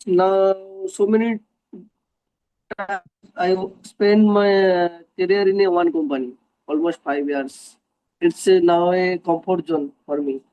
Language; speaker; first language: English; non-native, local second language; Hindi